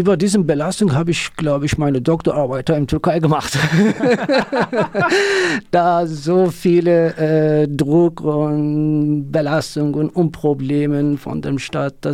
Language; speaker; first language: German; non-native, learner; Kurdish